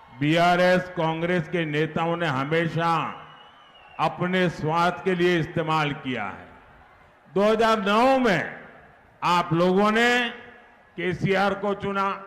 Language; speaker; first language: Hindi; non-native, local second language; Gujarati